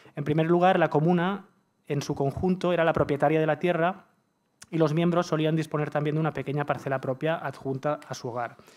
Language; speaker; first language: Spanish; native; Spanish